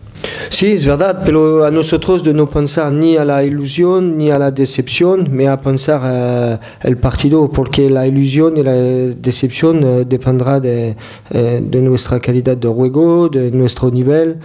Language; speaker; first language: Spanish; non-native, fluent; French